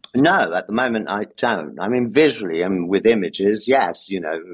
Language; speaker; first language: English; native; English